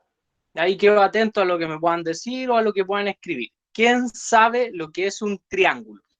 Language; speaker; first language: Spanish; native; Spanish